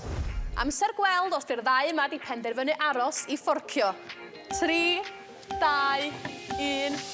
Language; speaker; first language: Welsh; native; Welsh